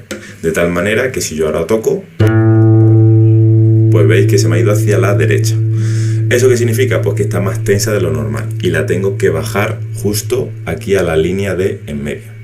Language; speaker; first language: Spanish; native; Spanish